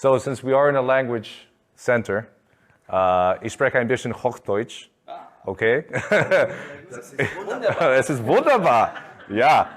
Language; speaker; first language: German; non-native, learner; Spanish